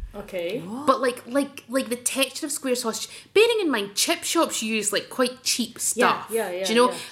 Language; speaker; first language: English; native; English